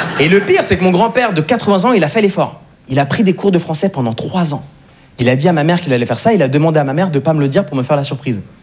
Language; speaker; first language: French; native; French